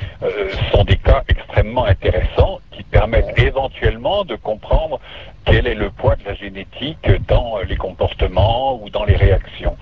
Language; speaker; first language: French; native; French